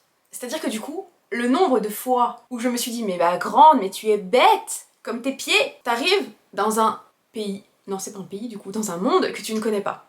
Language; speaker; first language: French; native; French